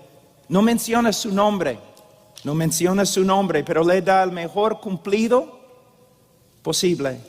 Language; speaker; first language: Spanish; non-native, fluent; English